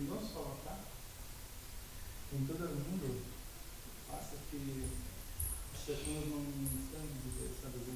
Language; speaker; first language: Spanish; non-native, learner; Portuguese